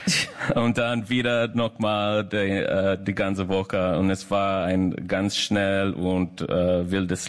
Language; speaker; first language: German; non-native, fluent; English